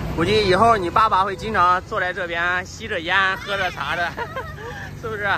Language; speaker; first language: Chinese; native; Chinese